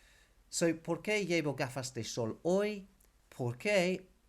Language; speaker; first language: Spanish; non-native, fluent; English